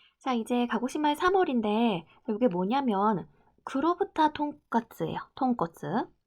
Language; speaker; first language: Korean; native; Korean